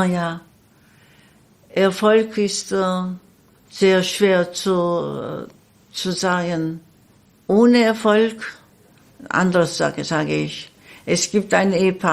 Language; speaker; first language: German; non-native, learner; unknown